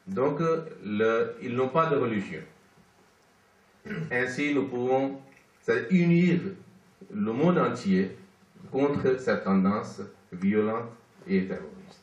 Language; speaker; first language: French; non-native, fluent; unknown